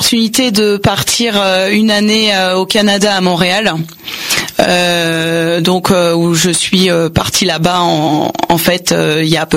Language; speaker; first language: French; native; French